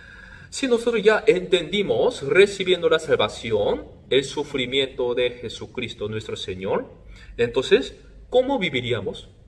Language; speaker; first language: Spanish; non-native, fluent; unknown